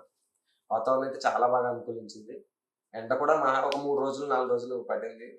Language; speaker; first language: Telugu; native; Telugu